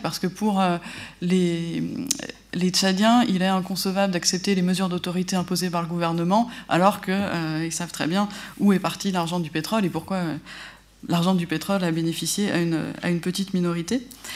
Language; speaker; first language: French; native; French